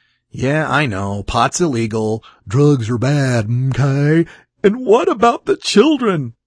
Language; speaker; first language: English; native; English